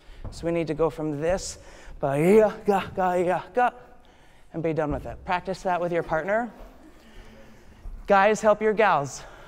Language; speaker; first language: English; native; English